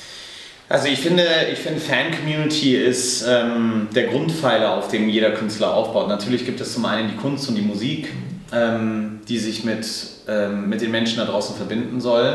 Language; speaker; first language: German; native; German